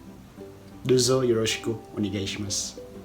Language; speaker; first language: Japanese; non-native, learner; Filipino